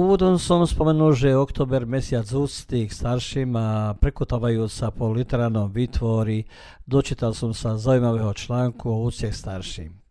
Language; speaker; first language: Slovak; early bilingual, heritage; Slovak